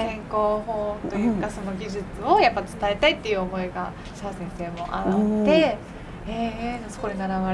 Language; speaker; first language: Japanese; native; Japanese